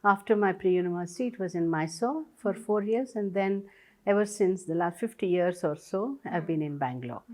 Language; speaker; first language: English; non-native, local second language; Tamil